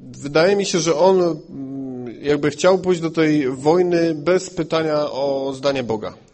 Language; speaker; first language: Polish; native; Polish